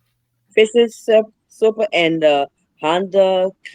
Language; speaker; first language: English; non-native, learner; French